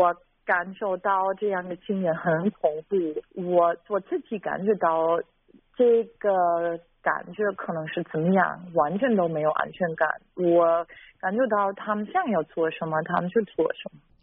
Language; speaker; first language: Chinese; non-native, fluent; German